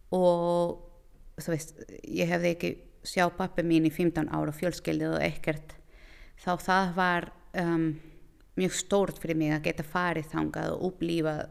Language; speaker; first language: Icelandic; non-native, fluent; Lithuanian